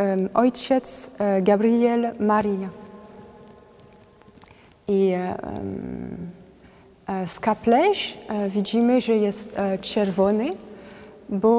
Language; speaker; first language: Polish; non-native, learner; French